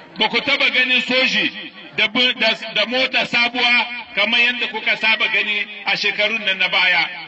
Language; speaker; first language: Hausa; non-native, local second language; Arabic